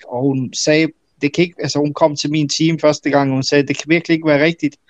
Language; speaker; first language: Danish; early bilingual, other home language; Bosnian